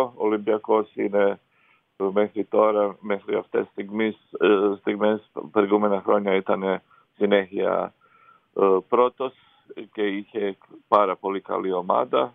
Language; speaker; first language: Greek; non-native, fluent; Croatian